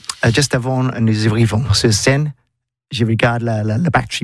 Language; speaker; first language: French; non-native, learner; English